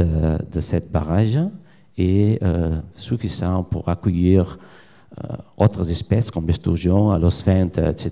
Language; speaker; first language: French; non-native, learner; Catalan